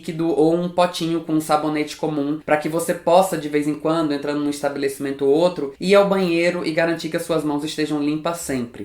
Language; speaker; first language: Portuguese; native; Portuguese